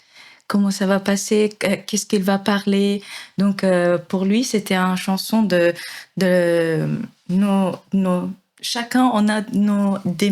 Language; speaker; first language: French; non-native, fluent; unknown